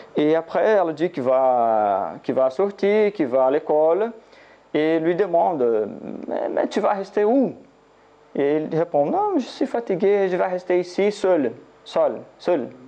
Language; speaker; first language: French; non-native, learner; Portuguese